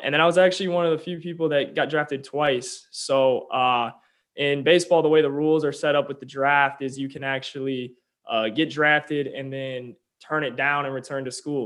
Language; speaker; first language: English; native; English